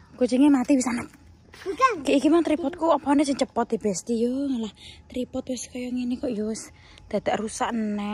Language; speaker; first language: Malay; non-native, local second language; Javanese